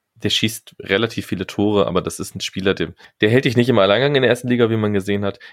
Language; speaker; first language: German; native; German